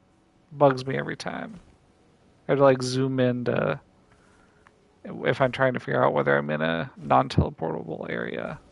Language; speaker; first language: English; native; English